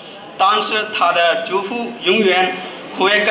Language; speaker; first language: Chinese; non-native, learner; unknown